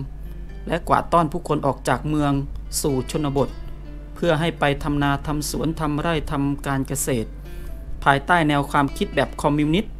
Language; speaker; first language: Thai; native; Thai